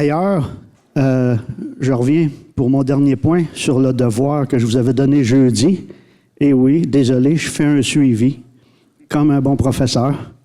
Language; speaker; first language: French; native; French